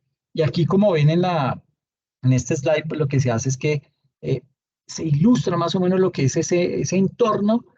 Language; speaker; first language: Spanish; native; Spanish